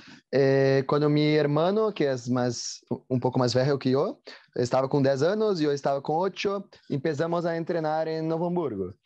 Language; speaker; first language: Spanish; non-native, learner; Portuguese